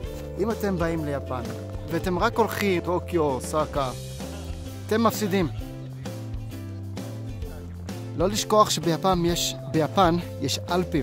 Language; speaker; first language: Hebrew; non-native, fluent; Japanese